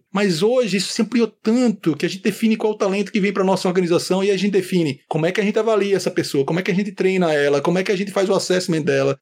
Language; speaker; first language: Portuguese; native; Portuguese